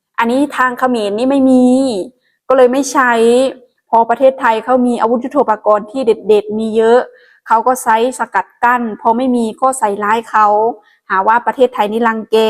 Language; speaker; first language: Thai; non-native, local second language; Northeastern Thai